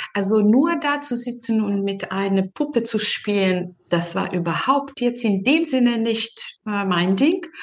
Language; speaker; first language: German; non-native, fluent; Serbian